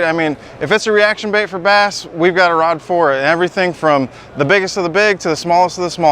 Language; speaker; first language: English; native; English